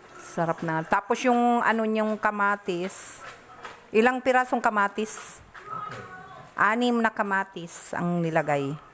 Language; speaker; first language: Filipino; non-native, local second language; Bikol